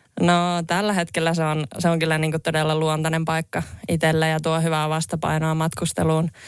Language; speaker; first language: Finnish; native; Finnish